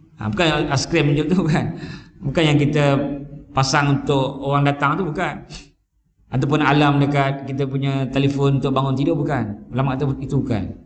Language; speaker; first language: Malay; native; Malay